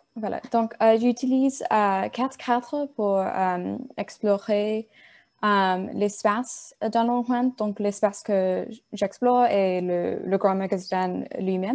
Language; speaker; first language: French; non-native, learner; English